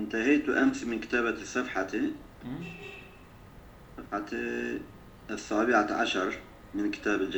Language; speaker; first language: Arabic; non-native, learner; Turkish